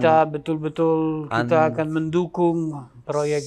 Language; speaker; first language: Indonesian; non-native, learner; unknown